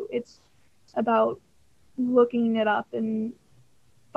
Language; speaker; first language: English; native; English